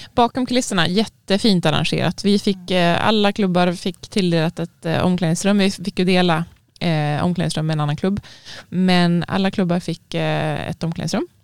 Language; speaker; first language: Swedish; native; Swedish